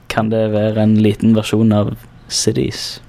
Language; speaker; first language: Norwegian; native; Norwegian